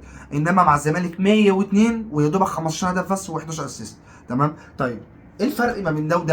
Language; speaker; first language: Arabic; native; Arabic